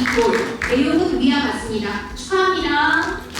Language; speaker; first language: Korean; native; Korean